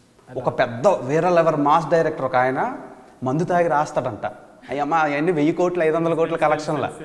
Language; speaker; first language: Telugu; native; Telugu